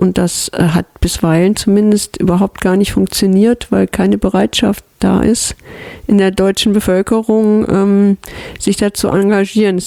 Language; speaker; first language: German; native; German